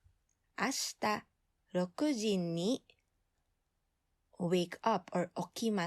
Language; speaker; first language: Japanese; non-native, fluent; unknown